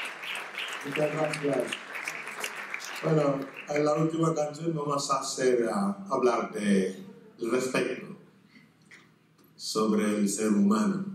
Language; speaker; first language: Spanish; non-native, fluent; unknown